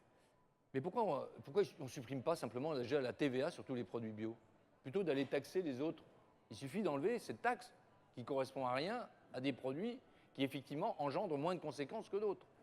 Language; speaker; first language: French; native; French